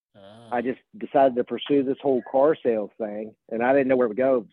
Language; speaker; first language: English; native; English